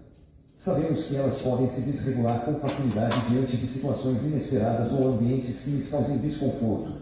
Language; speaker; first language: Portuguese; native; Portuguese